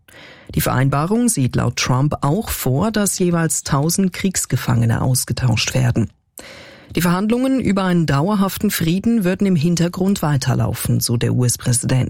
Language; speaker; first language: German; native; German